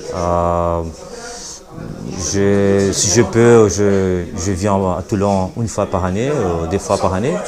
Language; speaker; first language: French; non-native, learner; Portuguese